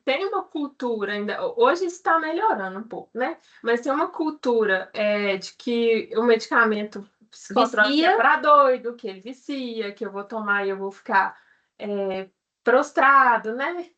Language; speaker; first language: Portuguese; native; Portuguese